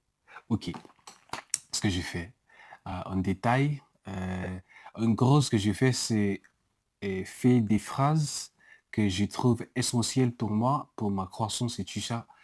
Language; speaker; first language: French; non-native, learner; English